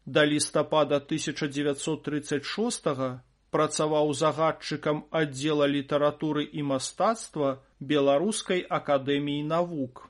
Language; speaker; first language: Belarusian; native; Belarusian